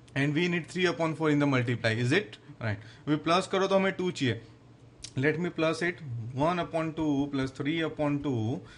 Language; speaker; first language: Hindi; non-native, local second language; Gujarati